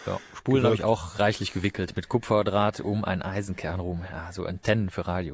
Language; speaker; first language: German; native; German